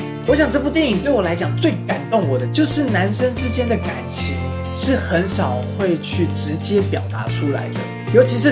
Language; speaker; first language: Chinese; native; Chinese